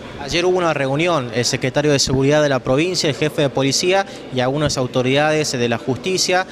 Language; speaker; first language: Spanish; native; Spanish